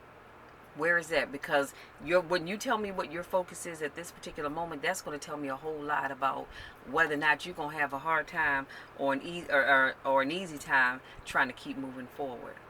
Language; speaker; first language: English; native; English